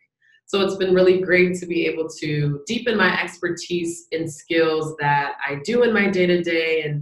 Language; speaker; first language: English; native; English